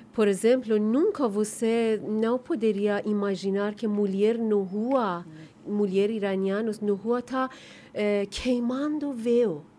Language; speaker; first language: Portuguese; non-native, learner; Persian